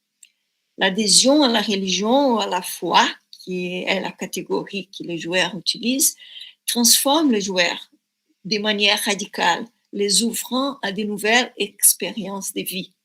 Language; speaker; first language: French; non-native, fluent; Portuguese